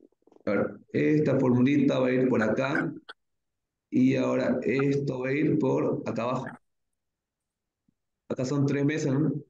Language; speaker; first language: Spanish; native; Spanish